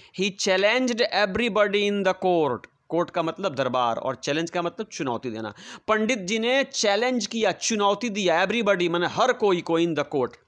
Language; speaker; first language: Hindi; non-native, local second language; Bhojpuri